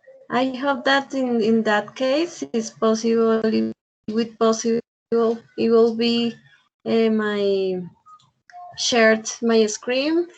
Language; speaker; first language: English; non-native, learner; Spanish